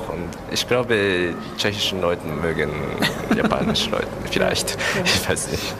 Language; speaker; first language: German; non-native, learner; Japanese